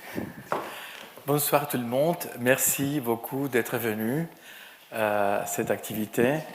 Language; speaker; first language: French; non-native, fluent; Spanish